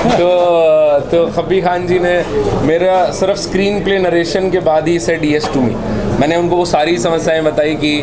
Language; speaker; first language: Hindi; native; Hindi